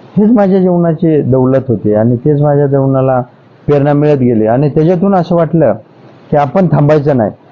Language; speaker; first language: Marathi; non-native, local second language; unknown